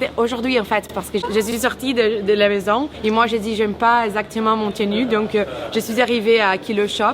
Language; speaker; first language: French; non-native, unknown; Portuguese